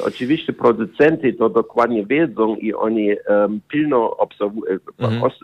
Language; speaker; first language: Polish; non-native, learner; German